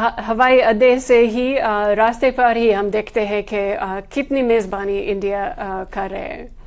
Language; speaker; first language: Hindi; non-native, fluent; English